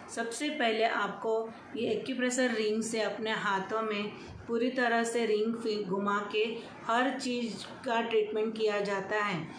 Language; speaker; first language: Hindi; non-native, local second language; Gujarati